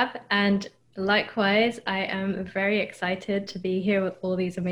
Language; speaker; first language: English; native; English